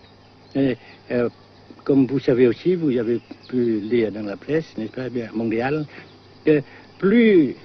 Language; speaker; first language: French; non-native, fluent; Vietnamese